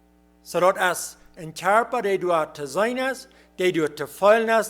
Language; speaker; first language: German; non-native, learner; Plautdietsch